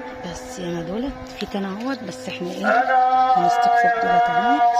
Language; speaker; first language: Arabic; native; Arabic